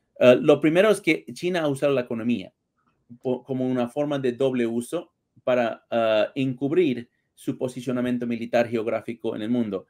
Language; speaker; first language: Spanish; early bilingual, heritage; Spanish